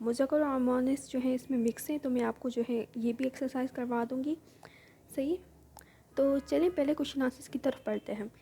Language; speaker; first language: Urdu; native; Urdu